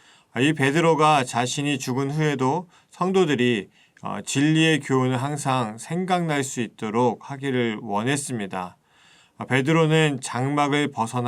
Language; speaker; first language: Korean; native; Korean